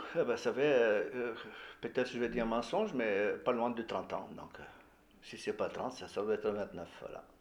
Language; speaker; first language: French; non-native, fluent; Bulgarian